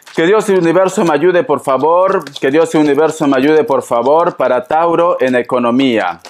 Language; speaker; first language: Spanish; native; Spanish